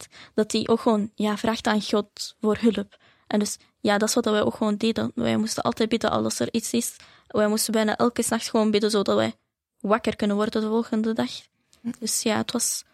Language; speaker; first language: Dutch; early bilingual, other home language; Arabic